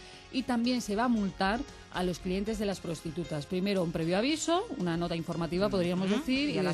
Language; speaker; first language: Spanish; native; Spanish